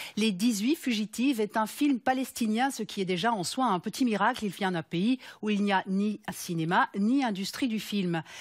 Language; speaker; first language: French; native; French